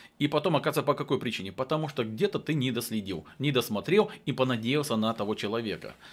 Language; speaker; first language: Russian; native; Russian